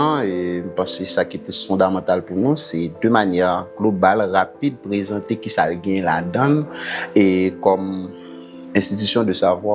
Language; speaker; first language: Haitian Creole; native; Haitian Creole